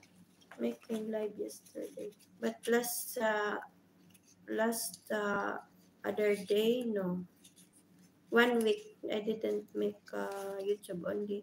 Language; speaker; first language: English; non-native, learner; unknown